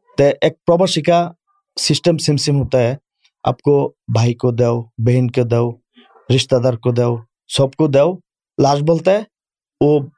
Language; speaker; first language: Urdu; non-native, learner; Bangla